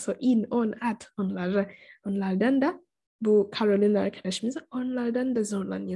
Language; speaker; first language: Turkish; non-native, fluent; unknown